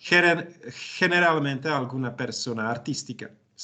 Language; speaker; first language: Spanish; non-native, learner; Czech